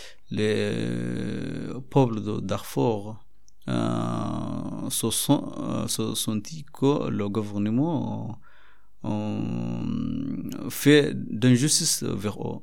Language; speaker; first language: French; non-native, learner; Arabic